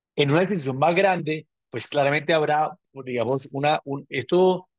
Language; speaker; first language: Spanish; native; Spanish